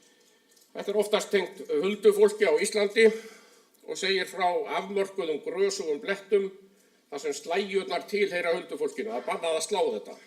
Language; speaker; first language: Icelandic; native; Icelandic